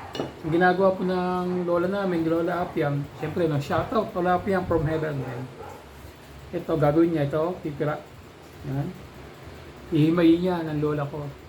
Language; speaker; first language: Filipino; native; Filipino